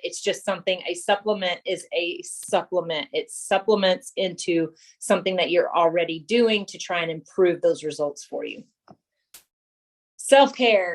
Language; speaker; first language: English; native; English